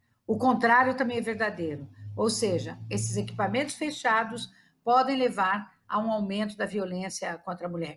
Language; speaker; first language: Portuguese; native; Portuguese